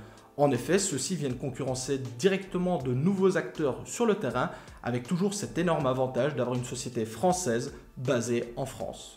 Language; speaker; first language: French; native; French